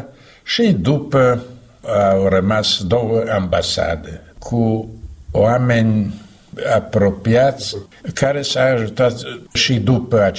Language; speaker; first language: Romanian; non-native, fluent; Slovak